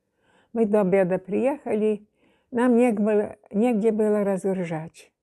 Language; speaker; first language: Russian; non-native, local second language; German